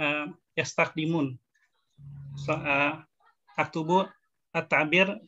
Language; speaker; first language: Arabic; non-native, learner; Indonesian